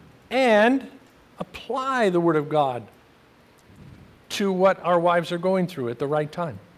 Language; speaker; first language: English; native; English